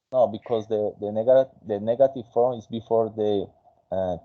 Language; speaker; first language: English; non-native, fluent; Spanish